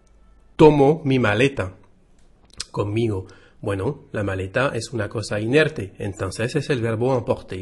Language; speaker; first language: Spanish; non-native, fluent; French